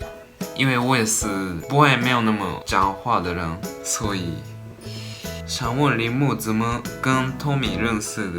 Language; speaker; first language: Chinese; non-native, fluent; Japanese